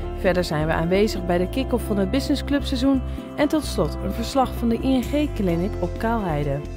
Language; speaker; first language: Dutch; native; Dutch